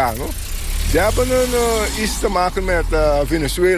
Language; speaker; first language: Dutch; non-native, local second language; Papiamento